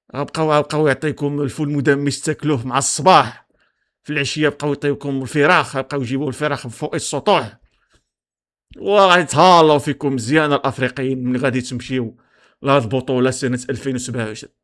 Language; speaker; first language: Arabic; native; Arabic